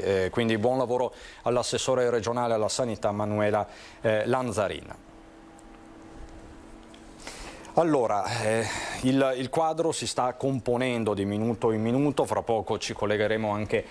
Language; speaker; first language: Italian; native; Italian